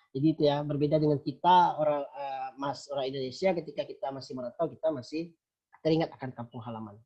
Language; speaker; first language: Indonesian; non-native, local second language; Minangkabau